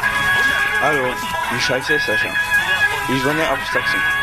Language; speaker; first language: German; non-native, learner; French